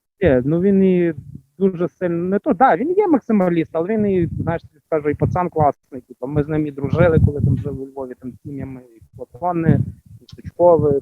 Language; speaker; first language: Ukrainian; native; Ukrainian